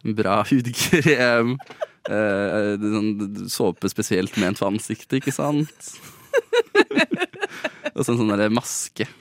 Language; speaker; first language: Norwegian; native; Norwegian